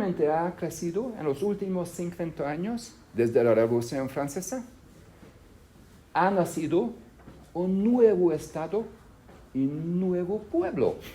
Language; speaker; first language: Spanish; non-native, fluent; Hungarian